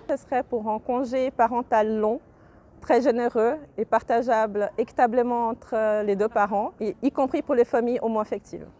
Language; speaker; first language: French; non-native, fluent; Portuguese